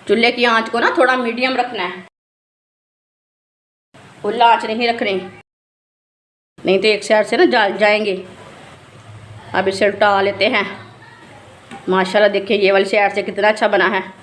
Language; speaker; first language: Hindi; native; Hindi